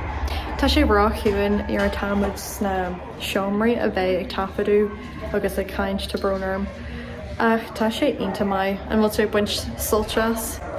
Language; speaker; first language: Irish; non-native, learner; English